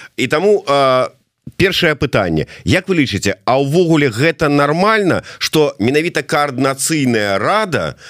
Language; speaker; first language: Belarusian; non-native, local second language; Russian